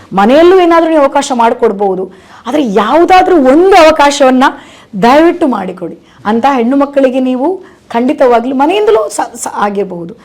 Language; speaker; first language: Kannada; non-native, local second language; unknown